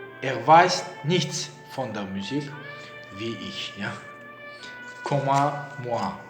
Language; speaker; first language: German; non-native, learner; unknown